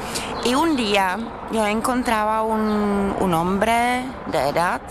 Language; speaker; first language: Spanish; non-native, fluent; Czech